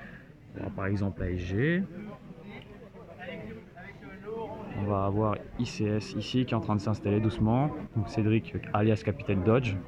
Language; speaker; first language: French; native; French